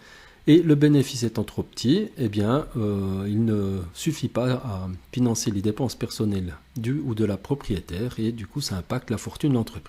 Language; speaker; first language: French; native; French